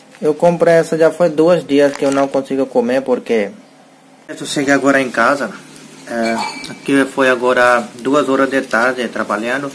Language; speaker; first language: Portuguese; non-native, learner; Hindi